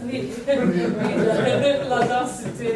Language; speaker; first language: French; non-native, fluent; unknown